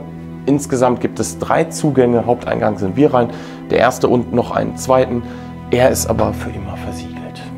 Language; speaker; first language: German; native; German